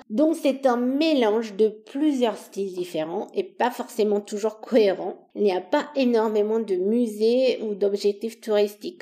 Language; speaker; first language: French; non-native, fluent; Romanian